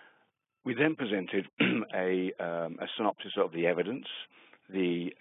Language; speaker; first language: English; native; English